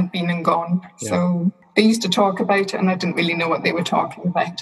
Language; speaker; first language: English; native; English